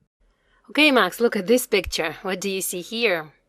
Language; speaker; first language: English; non-native, fluent; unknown